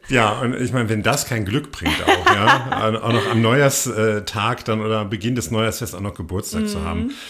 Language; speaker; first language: German; native; German